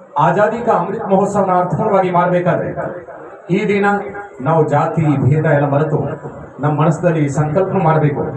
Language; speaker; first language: Kannada; non-native, fluent; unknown